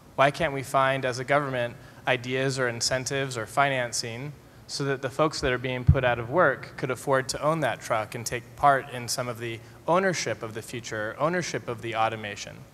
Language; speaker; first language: English; native; English